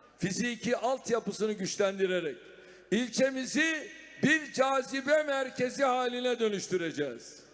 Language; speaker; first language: Turkish; native; Turkish